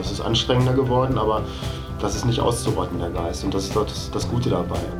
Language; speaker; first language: German; native; German